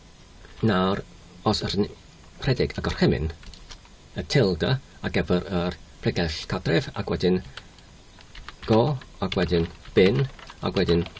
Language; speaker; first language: Welsh; non-native, learner; English